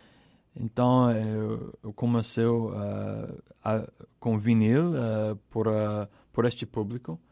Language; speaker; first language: Portuguese; non-native, learner; English